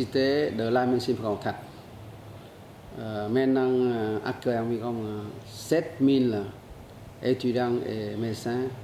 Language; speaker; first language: French; non-native, learner; Vietnamese